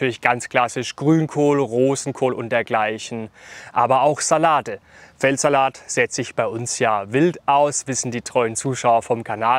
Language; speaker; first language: German; native; German